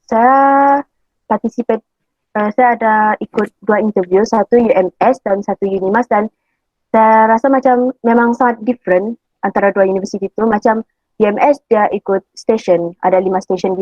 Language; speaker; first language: Malay; native; Malay